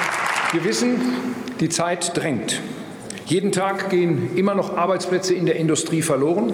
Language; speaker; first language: German; native; German